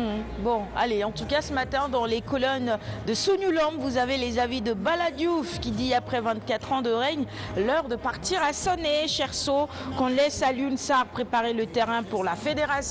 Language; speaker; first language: French; non-native, local second language; Wolof